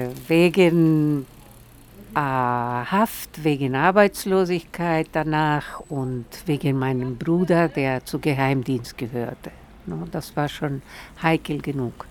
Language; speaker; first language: German; non-native, fluent; Spanish